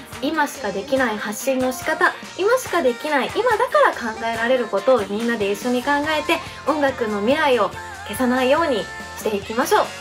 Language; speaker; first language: Japanese; native; Japanese